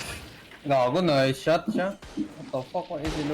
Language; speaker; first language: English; non-native, local second language; Filipino